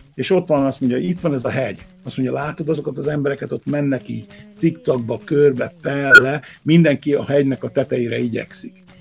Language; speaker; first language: Hungarian; early bilingual, heritage; Hungarian